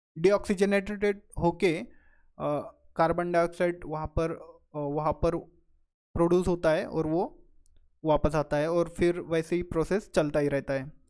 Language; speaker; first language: Hindi; non-native, local second language; Marathi